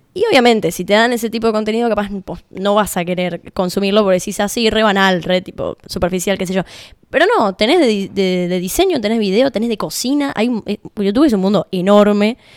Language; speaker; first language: Spanish; native; Spanish